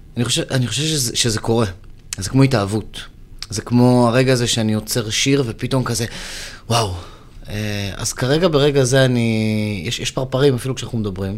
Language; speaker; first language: Hebrew; native; Hebrew